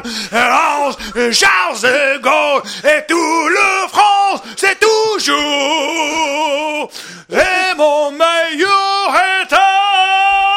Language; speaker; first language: French; non-native, learner; English